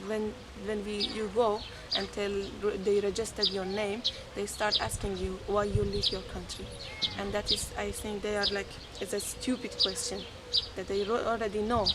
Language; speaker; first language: English; non-native, fluent; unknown